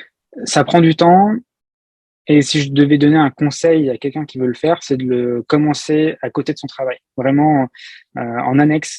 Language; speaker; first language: French; native; French